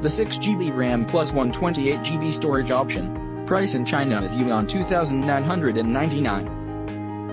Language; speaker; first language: English; non-native, local second language; Odia